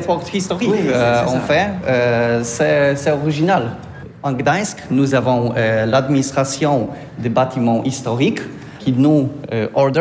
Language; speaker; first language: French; non-native, learner; Polish